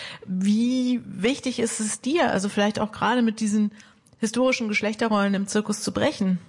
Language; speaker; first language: German; native; German